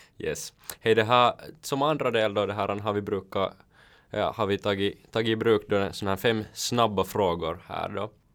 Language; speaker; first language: Swedish; native; Swedish